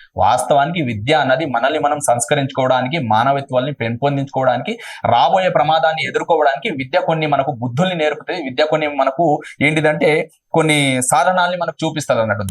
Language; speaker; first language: Telugu; non-native, local second language; Urdu